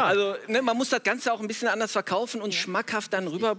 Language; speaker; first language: German; native; German